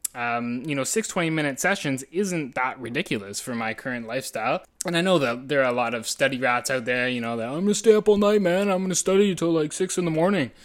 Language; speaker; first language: English; native; English